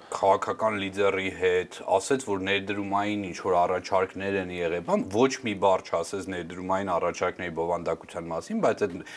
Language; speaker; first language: Armenian; native; Armenian